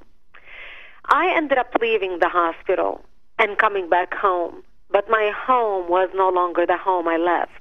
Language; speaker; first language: English; non-native, fluent; Arabic